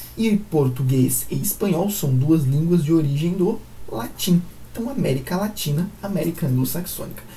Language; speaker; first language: Portuguese; native; Portuguese